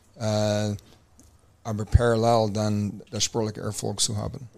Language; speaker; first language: German; non-native, fluent; English